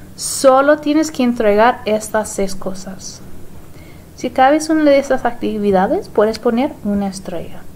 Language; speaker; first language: Spanish; non-native, fluent; English